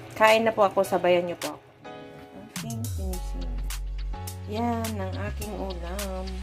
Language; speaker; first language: Filipino; non-native, local second language; Iloko